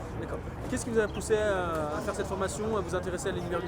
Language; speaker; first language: French; native; French